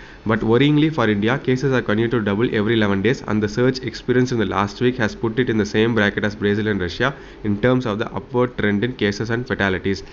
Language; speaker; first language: English; non-native, local second language; Tamil